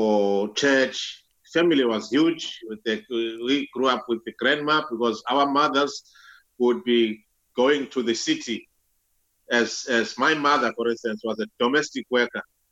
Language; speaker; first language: English; non-native, local second language; Zulu